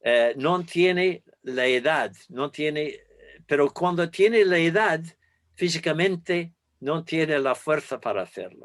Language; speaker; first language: Spanish; non-native, fluent; English